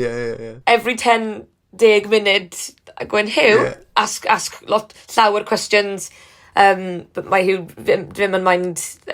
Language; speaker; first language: Welsh; non-native, learner; English